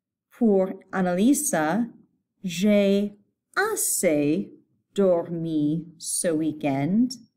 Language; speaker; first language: French; non-native, fluent; English